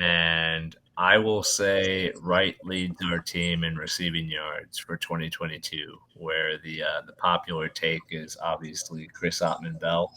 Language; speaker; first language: English; native; English